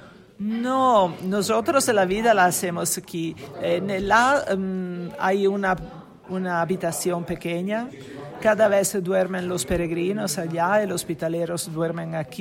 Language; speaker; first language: Spanish; non-native, learner; Italian